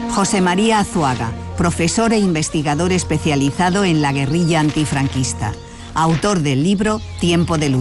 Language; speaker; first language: Spanish; native; Spanish